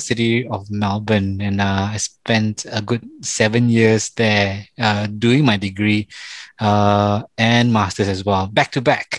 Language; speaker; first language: English; non-native, local second language; Malay